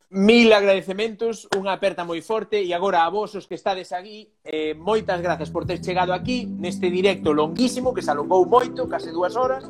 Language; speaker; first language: Galician; non-native, local second language; Spanish